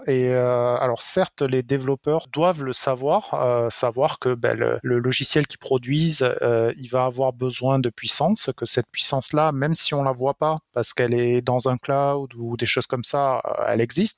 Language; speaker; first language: French; native; French